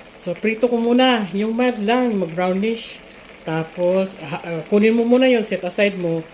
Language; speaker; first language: Filipino; non-native, local second language; Cebuano